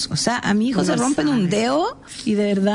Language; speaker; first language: Spanish; native; Spanish